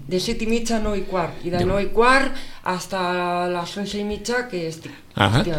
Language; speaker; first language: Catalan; non-native, local second language; Spanish